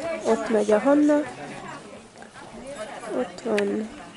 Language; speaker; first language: Hungarian; early bilingual, heritage; Hungarian